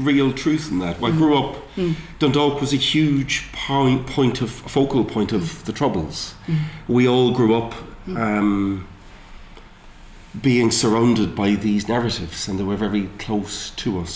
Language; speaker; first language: English; native; English